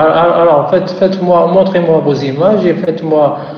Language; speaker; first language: French; non-native, local second language; Arabic